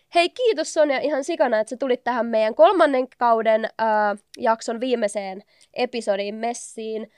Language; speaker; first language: Finnish; native; Finnish